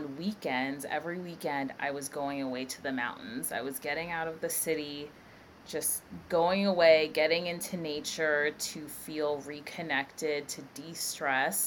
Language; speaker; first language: English; native; English